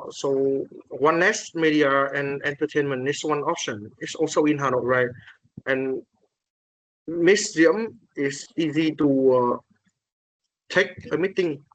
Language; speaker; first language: English; non-native, learner; Vietnamese